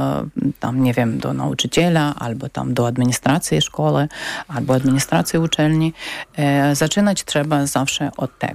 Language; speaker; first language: Polish; non-native, learner; Ukrainian